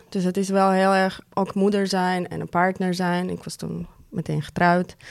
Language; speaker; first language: Dutch; non-native, fluent; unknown